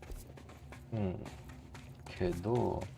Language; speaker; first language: Japanese; non-native, learner; English